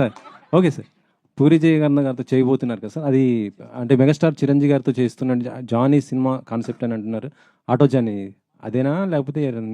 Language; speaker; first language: Telugu; native; Telugu